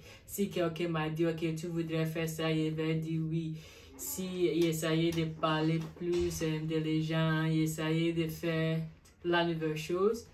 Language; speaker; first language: French; non-native, learner; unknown